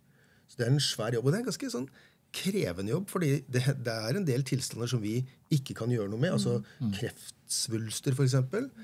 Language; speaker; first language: Norwegian; native; Norwegian